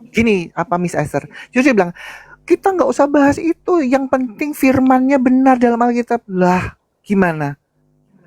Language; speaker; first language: Indonesian; native; Indonesian